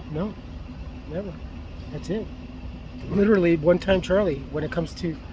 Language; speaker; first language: English; native; English